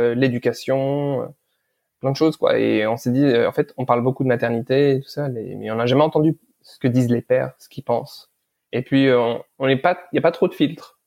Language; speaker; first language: French; early bilingual, other home language; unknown